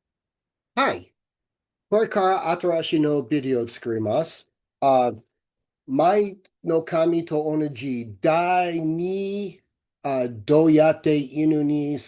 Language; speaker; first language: Japanese; non-native, learner; English